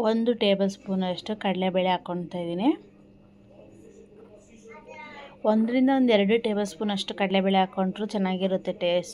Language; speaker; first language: Kannada; native; Kannada